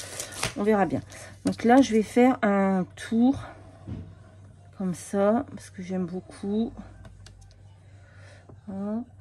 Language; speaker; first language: French; native; French